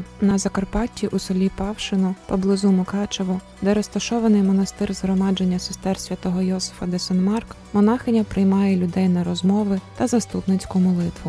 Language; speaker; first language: Ukrainian; native; Ukrainian